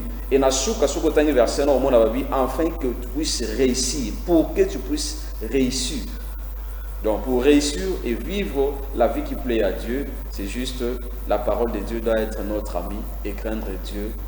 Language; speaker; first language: French; non-native, local second language; Lingala